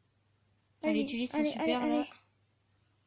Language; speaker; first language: French; native; French